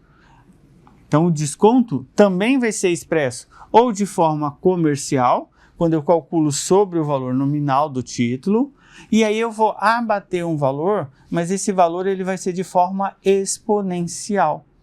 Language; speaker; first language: Portuguese; native; Portuguese